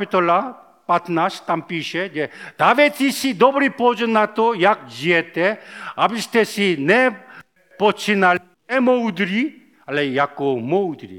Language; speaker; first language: Czech; non-native, learner; Korean